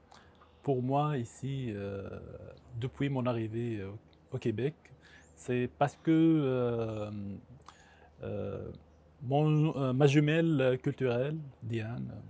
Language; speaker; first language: French; non-native, local second language; Arabic